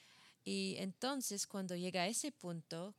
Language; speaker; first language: Spanish; non-native, fluent; English